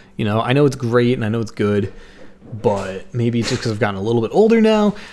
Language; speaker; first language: English; native; English